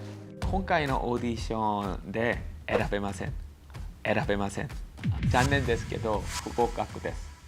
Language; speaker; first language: Japanese; non-native, learner; Korean